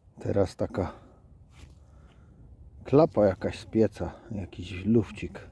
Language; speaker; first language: Polish; native; Polish